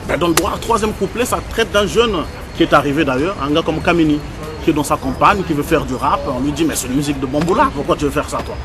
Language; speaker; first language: French; early bilingual, other home language; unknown